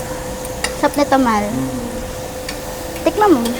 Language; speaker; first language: Filipino; native; Filipino